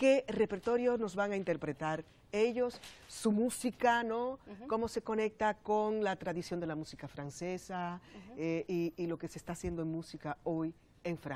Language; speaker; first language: Spanish; native; Spanish